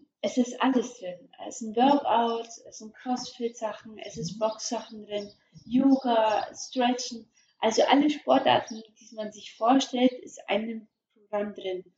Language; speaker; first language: German; early bilingual, other home language; Croatian